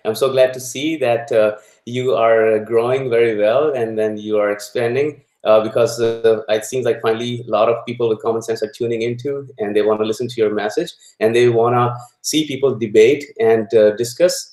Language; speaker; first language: English; non-native, local second language; Punjabi